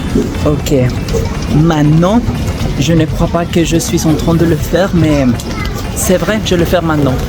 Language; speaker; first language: French; non-native, learner; Spanish